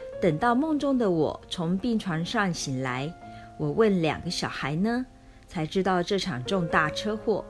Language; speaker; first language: Chinese; native; Chinese